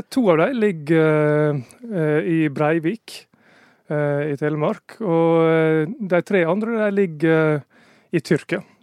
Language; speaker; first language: Norwegian; native; Norwegian